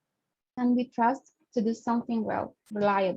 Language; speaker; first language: English; non-native, learner; Spanish